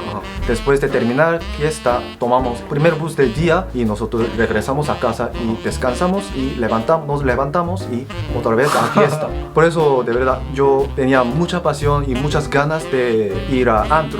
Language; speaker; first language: Spanish; non-native, fluent; Korean